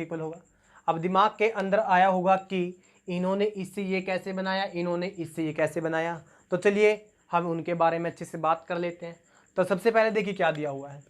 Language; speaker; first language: Hindi; native; Hindi